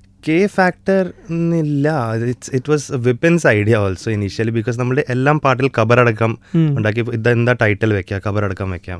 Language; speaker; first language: Malayalam; non-native, fluent; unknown